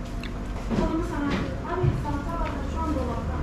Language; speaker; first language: Turkish; native; Turkish